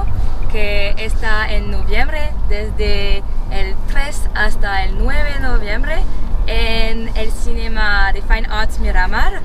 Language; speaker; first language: Spanish; non-native, fluent; French